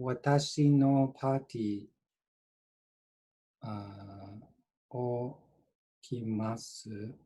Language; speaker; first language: Japanese; non-native, learner; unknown